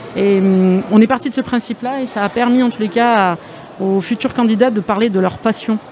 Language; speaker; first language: French; native; French